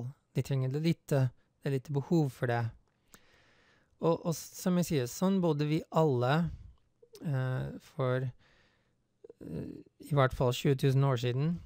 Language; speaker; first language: Norwegian; non-native, fluent; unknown